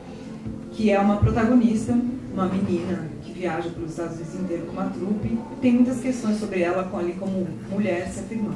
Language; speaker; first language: Portuguese; native; Portuguese